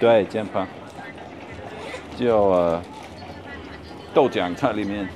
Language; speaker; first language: Chinese; non-native, learner; English